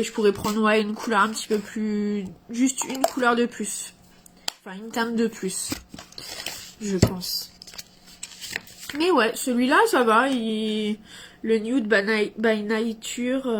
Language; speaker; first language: French; native; French